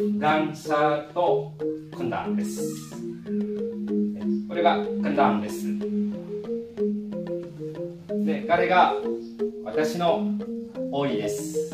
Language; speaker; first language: Japanese; non-native, fluent; Indonesian